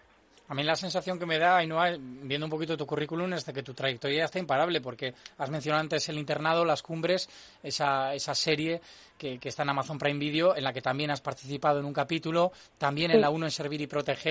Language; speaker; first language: Spanish; native; Spanish